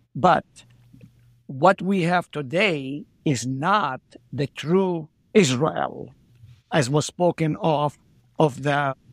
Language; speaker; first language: English; non-native, fluent; Arabic